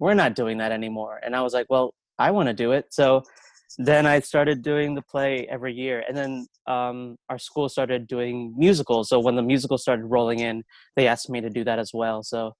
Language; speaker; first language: English; native; English